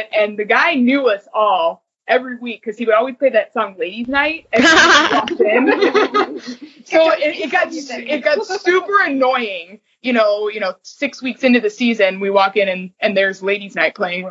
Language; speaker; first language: English; native; English